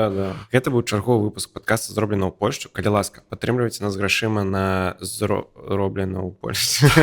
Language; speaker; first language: Belarusian; non-native, local second language; Russian